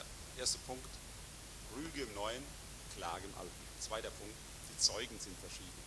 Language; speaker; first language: German; native; German